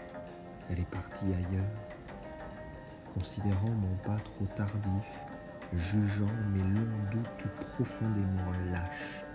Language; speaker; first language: French; native; French